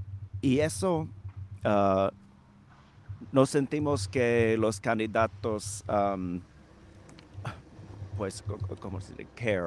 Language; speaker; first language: Spanish; non-native, fluent; English